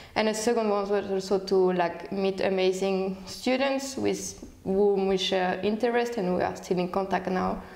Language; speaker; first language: English; non-native, fluent; French